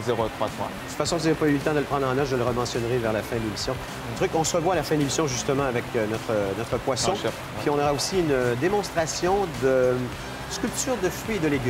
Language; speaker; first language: French; native; French